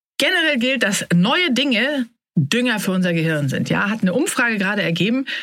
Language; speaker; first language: German; native; German